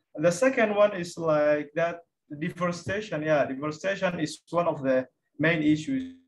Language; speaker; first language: English; non-native, fluent; Somali